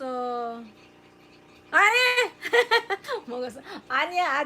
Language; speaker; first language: Korean; non-native, learner; Filipino